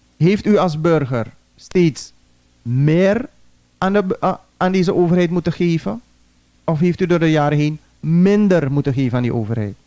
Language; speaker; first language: Dutch; native; Dutch